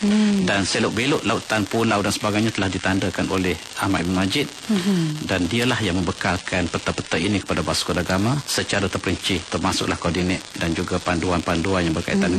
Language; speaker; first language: Malay; native; Malay